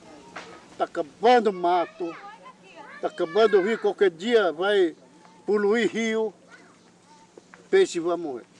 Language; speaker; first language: Portuguese; non-native, local second language; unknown